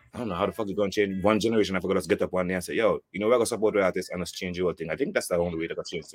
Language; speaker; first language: English; native; English